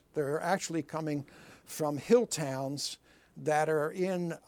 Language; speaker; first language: English; early bilingual, other home language; Italian